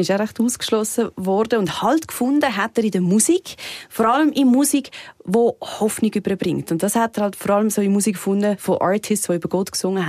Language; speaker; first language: German; native; German